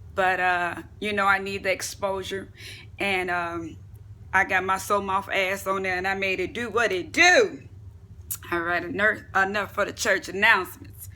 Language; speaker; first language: English; native; English